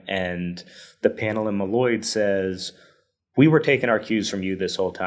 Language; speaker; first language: English; native; English